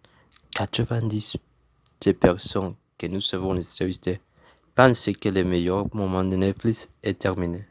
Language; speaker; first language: French; non-native, learner; Spanish